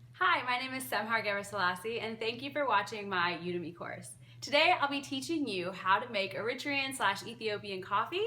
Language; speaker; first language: English; early bilingual, other home language; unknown